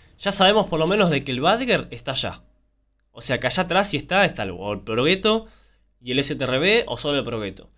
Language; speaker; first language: Spanish; native; Spanish